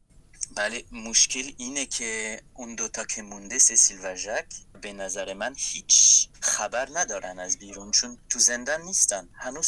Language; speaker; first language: Persian; non-native, fluent; French